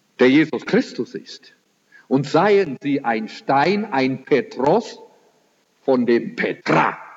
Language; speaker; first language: German; early bilingual, heritage; German